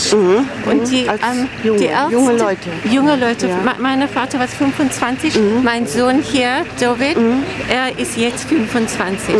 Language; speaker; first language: German; non-native, learner; English